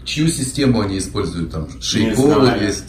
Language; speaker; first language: Russian; native; Russian